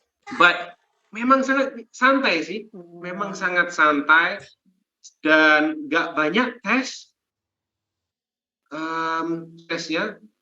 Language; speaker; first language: Indonesian; non-native, fluent; English